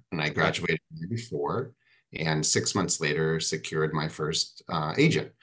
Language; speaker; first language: English; native; English